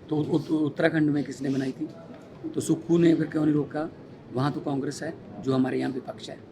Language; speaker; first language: Hindi; non-native, local second language; Punjabi